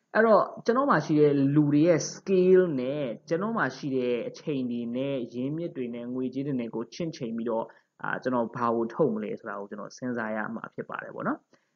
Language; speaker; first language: Burmese; native; Burmese